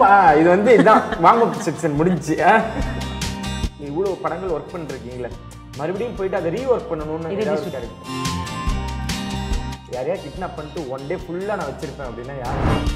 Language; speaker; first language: Tamil; native; Tamil